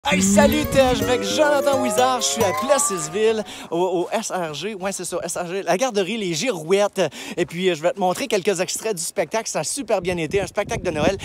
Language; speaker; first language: French; native; French